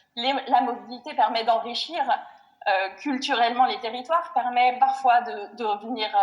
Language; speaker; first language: French; native; French